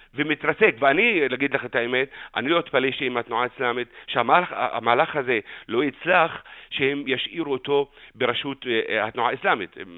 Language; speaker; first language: Hebrew; non-native, local second language; Arabic